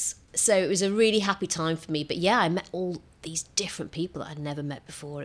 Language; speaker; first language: English; native; English